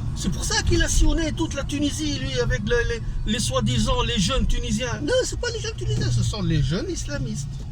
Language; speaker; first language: French; non-native, local second language; Arabic